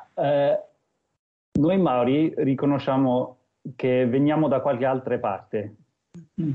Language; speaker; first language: Italian; non-native, fluent; English